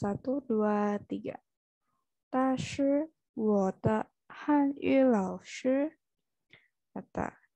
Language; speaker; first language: Chinese; non-native, fluent; Indonesian